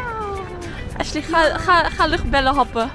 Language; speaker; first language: Dutch; early bilingual, other home language; Chinese